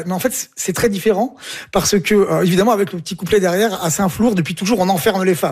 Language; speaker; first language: French; native; French